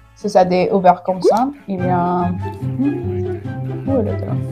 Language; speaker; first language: French; non-native, learner; Spanish